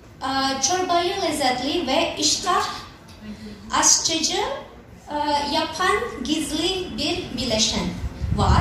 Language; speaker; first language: Turkish; non-native, learner; Indonesian